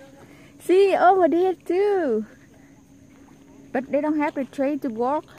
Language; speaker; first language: English; non-native, learner; Vietnamese